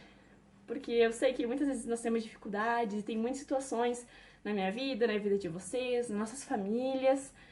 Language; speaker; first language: Portuguese; native; Portuguese